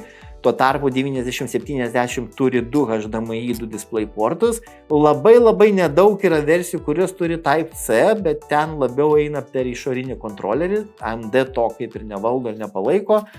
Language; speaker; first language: Lithuanian; native; Lithuanian